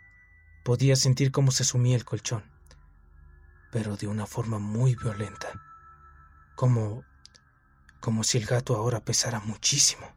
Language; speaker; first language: Spanish; native; Spanish